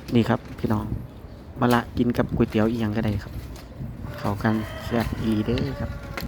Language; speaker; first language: Thai; native; Thai